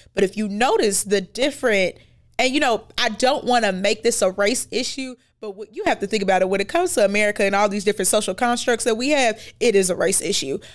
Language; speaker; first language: English; native; English